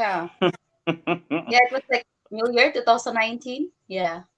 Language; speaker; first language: English; non-native, local second language; Cebuano